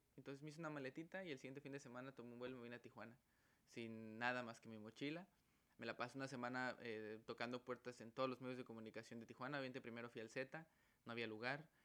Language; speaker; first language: Spanish; native; Spanish